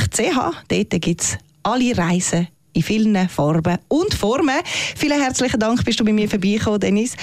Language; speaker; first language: German; native; German